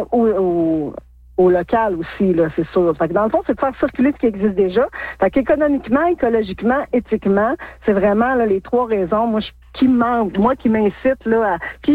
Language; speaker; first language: French; native; French